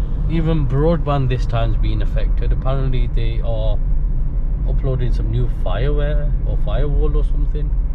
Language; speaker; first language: English; native; English